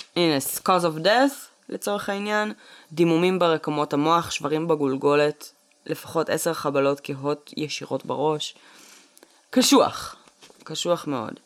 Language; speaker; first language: Hebrew; early bilingual, other home language; Russian